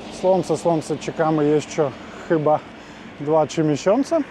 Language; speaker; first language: Polish; non-native, fluent; Russian